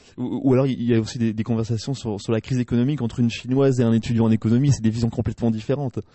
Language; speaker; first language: French; native; French